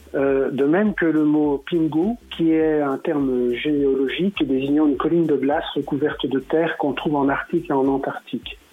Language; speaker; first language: French; native; French